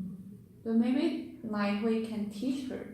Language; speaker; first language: English; non-native, learner; Chinese